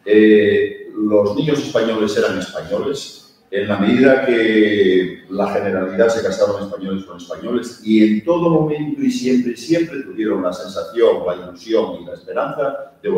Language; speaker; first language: Spanish; early bilingual, heritage; Spanish